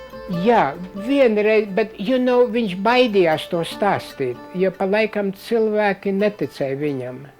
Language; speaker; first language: Latvian; early bilingual, heritage; Latvian